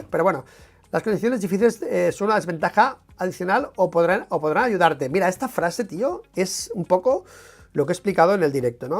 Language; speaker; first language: Spanish; native; Spanish